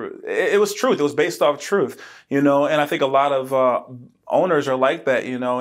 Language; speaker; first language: English; native; English